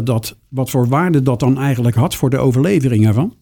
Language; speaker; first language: Dutch; native; Dutch